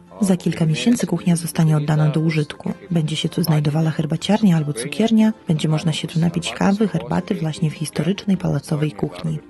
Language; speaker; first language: Polish; native; Polish